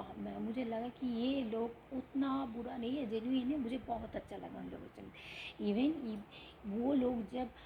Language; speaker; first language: Hindi; non-native, local second language; Bangla